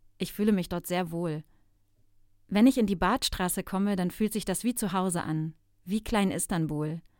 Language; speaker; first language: German; non-native, fluent; Turkish